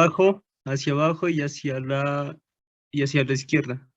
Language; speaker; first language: Spanish; native; Spanish